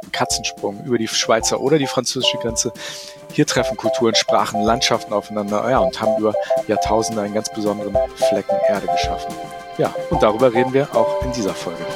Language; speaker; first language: German; native; German